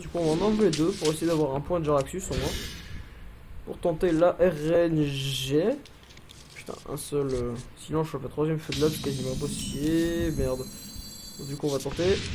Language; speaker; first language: French; native; French